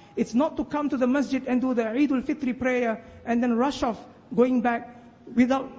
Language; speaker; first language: English; non-native, local second language; Malay